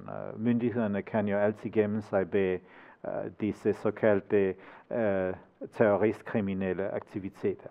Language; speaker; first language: Danish; native; Danish